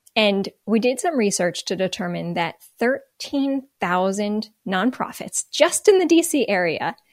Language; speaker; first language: English; native; English